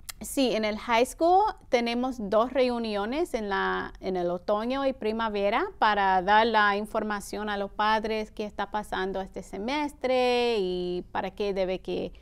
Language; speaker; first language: Spanish; early bilingual, heritage; Spanish